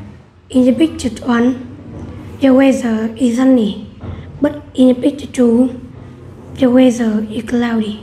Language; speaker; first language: English; non-native, learner; Vietnamese